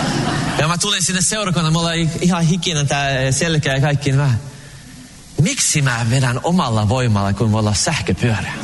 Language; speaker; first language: Finnish; early bilingual, heritage; Finnish